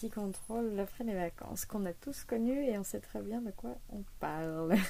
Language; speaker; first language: French; native; French